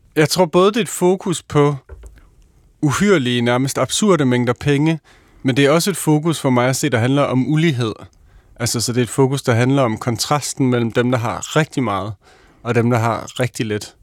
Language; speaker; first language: Danish; native; Danish